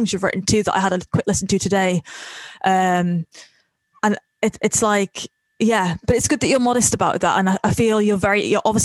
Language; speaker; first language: English; native; English